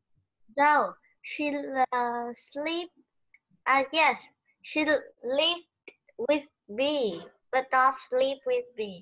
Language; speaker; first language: English; non-native, learner; Vietnamese